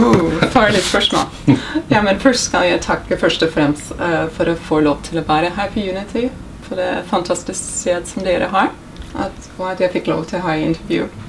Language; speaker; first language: Norwegian; non-native, fluent; English